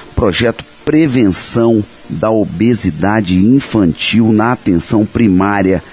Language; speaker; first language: Portuguese; native; Portuguese